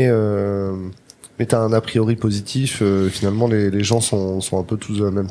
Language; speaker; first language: French; native; French